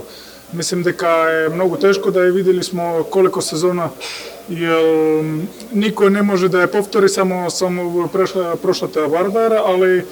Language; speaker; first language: Macedonian; non-native, fluent; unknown